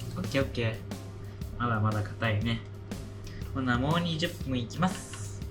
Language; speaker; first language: Japanese; early bilingual, other home language; Filipino